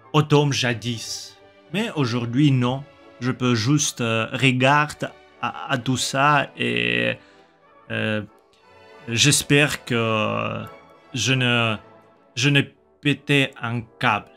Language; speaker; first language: French; non-native, learner; Russian